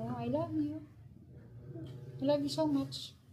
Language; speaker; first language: English; non-native, local second language; Filipino